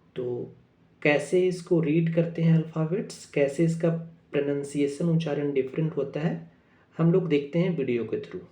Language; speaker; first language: Hindi; native; Hindi